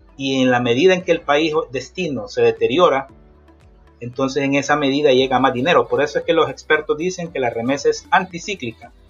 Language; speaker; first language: Spanish; native; Spanish